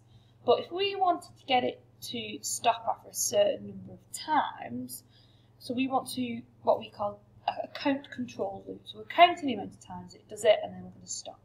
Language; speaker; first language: English; native; English